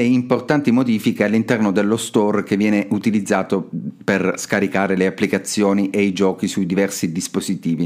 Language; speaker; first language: Italian; native; Italian